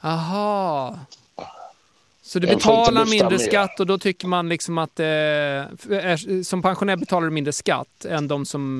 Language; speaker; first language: Swedish; native; Swedish